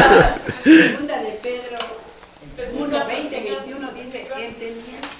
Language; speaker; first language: Spanish; native; Spanish